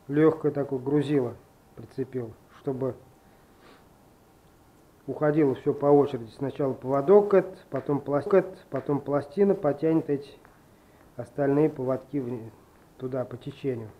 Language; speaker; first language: Russian; native; Russian